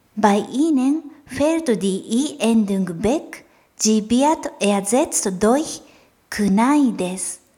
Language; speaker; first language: German; non-native, fluent; Japanese